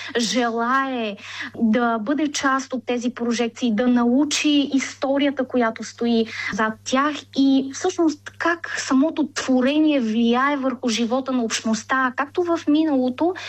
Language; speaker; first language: Bulgarian; native; Bulgarian